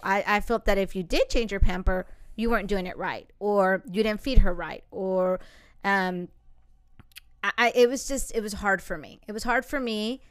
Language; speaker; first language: English; early bilingual, other home language; Spanish